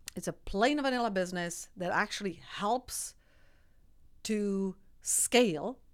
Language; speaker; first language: English; non-native, fluent; Czech